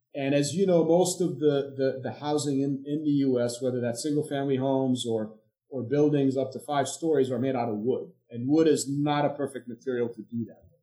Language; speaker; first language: English; non-native, fluent; Arabic